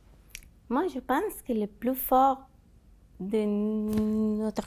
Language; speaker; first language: French; non-native, learner; Spanish